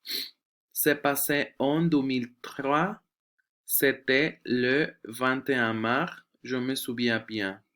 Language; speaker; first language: French; non-native, fluent; Spanish